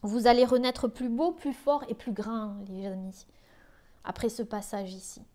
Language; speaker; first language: French; native; French